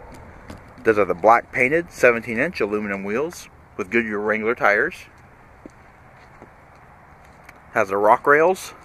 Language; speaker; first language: English; native; English